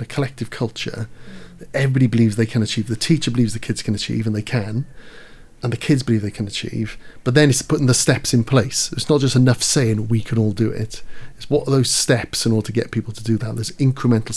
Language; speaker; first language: English; native; English